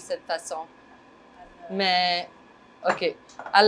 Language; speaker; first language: French; non-native, fluent; English